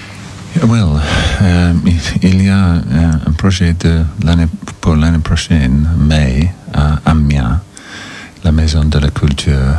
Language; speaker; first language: French; non-native, learner; English